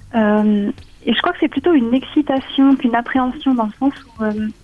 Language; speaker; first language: French; native; French